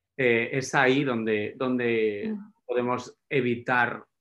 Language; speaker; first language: Spanish; native; Spanish